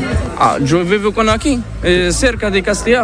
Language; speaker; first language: Spanish; non-native, learner; Arabic